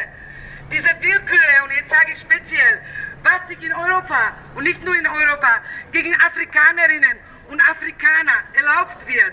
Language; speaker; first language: German; non-native, fluent; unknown